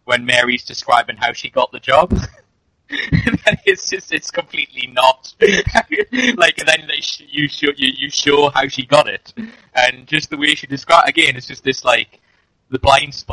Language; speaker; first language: English; native; English